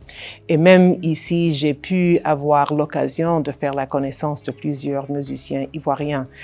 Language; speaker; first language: French; non-native, fluent; English